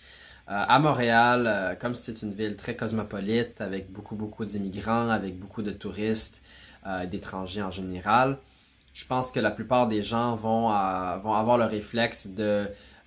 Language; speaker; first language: French; native; French